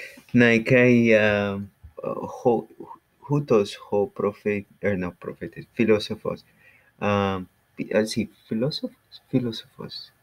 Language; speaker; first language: Greek; non-native, learner; English